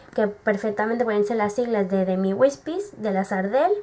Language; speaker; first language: Spanish; native; Spanish